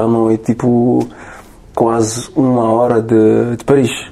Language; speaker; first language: Portuguese; non-native, learner; French